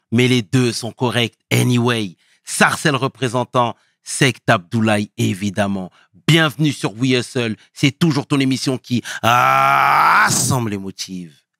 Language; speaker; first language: French; early bilingual, other home language; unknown